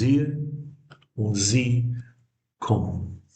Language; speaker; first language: German; non-native, fluent; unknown